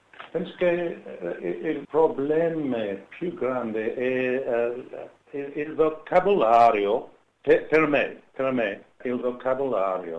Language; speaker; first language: Italian; non-native, learner; English